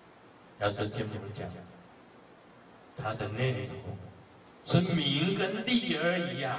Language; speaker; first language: Chinese; native; Chinese